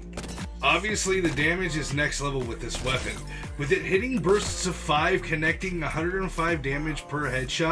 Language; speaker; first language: English; native; English